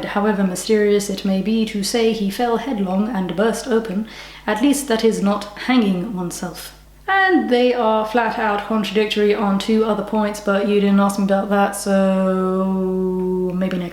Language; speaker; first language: English; native; English